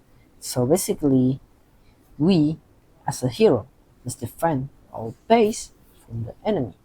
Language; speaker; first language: English; non-native, learner; Indonesian